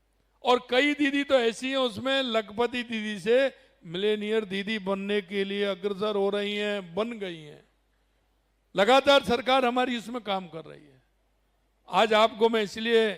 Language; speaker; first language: Hindi; native; Hindi